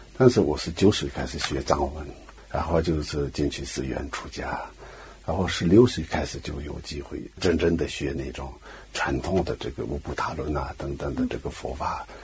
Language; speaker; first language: Chinese; non-native, local second language; Tibetan